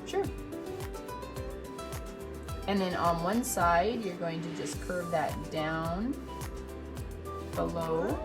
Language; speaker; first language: English; native; English